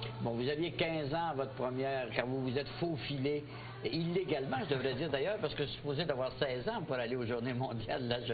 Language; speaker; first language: French; native; French